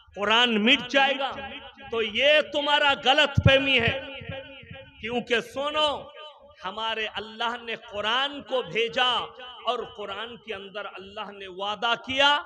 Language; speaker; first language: Hindi; non-native, local second language; Bangla